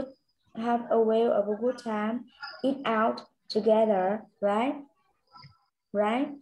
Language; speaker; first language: English; non-native, learner; Vietnamese